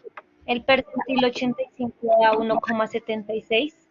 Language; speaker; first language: Spanish; native; Spanish